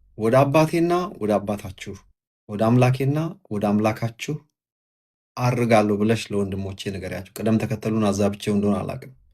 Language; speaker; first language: Amharic; native; Amharic